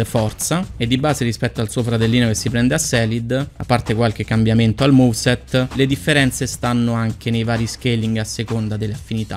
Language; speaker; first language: Italian; native; Italian